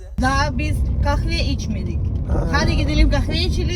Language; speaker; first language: Turkish; non-native, learner; Russian